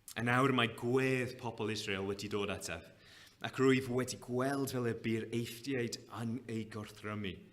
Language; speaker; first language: Welsh; native; Welsh